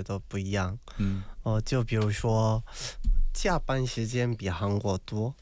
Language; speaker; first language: Chinese; non-native, fluent; Korean